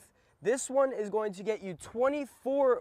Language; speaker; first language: English; native; English